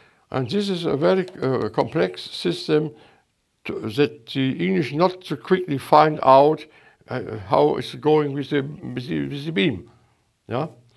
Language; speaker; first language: English; non-native, learner; German